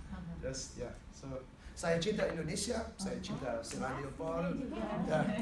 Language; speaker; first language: Indonesian; non-native, learner; English